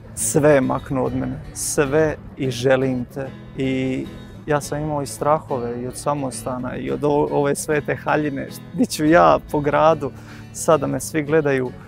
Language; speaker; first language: Croatian; native; Croatian